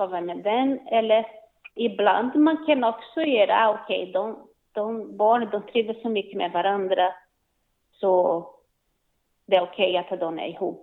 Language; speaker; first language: Swedish; non-native, learner; Portuguese